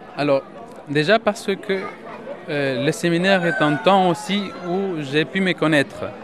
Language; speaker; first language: French; non-native, fluent; Spanish